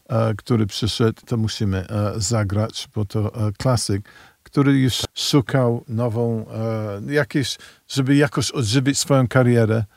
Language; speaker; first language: Polish; early bilingual, heritage; Polish